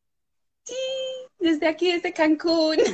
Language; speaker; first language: Spanish; non-native, fluent; English